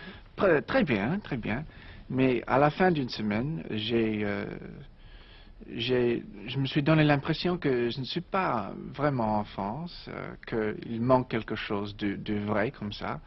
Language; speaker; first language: French; non-native, learner; English